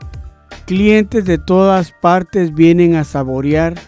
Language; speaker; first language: Spanish; early bilingual, heritage; Spanish